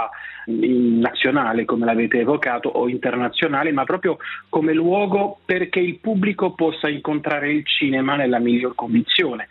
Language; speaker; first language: Italian; non-native, local second language; French